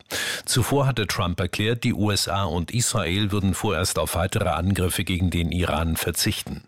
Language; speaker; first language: German; native; German